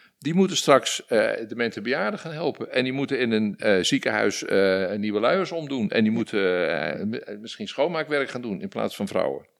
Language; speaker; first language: Dutch; native; Dutch